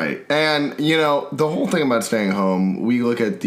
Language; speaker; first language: English; native; English